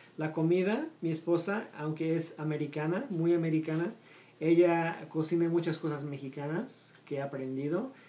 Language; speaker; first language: Spanish; native; Spanish